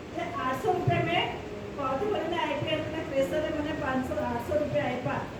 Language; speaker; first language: Gujarati; non-native, local second language; Marathi